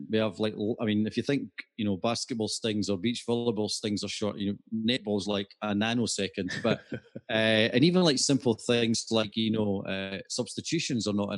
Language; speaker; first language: English; native; English